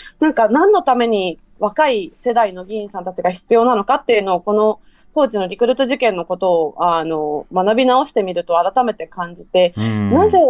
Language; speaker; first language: Japanese; native; Japanese